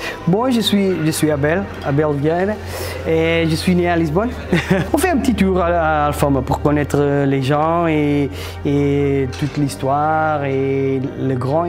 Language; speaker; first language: French; non-native, fluent; Portuguese